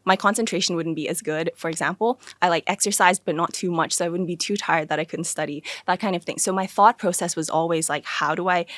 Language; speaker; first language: English; early bilingual, other home language; Thai